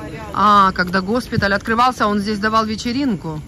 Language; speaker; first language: Russian; native; Russian